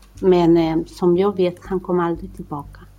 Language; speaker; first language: Swedish; non-native, fluent; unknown